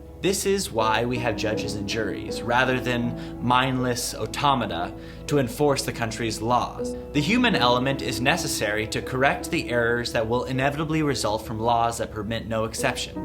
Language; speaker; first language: English; native; English